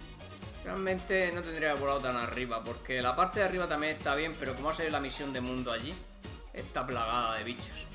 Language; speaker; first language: Spanish; native; Spanish